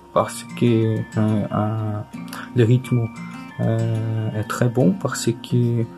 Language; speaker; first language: French; non-native, learner; Portuguese